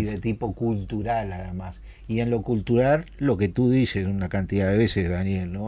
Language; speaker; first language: Spanish; native; Spanish